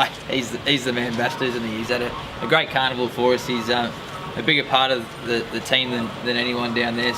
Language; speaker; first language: English; native; English